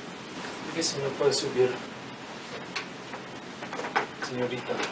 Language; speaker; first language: Spanish; non-native, learner; English